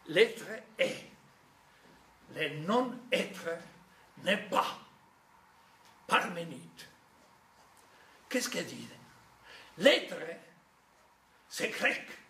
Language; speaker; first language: French; non-native, fluent; Spanish